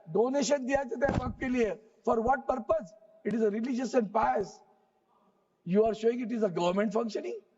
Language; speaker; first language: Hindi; non-native, local second language; Marathi